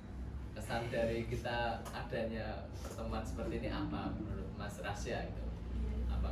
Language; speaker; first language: Indonesian; native; Indonesian